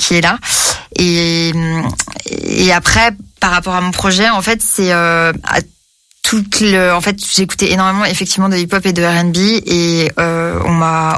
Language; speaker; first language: French; native; French